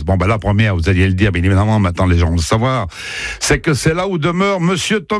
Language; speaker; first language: French; native; French